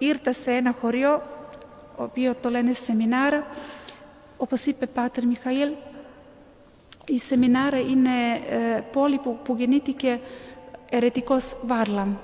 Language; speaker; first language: Greek; non-native, fluent; Serbian